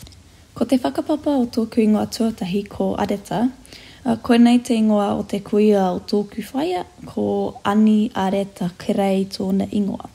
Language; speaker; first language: Māori; non-native, local second language; English